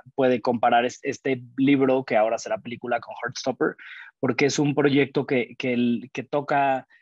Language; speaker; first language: Spanish; native; Spanish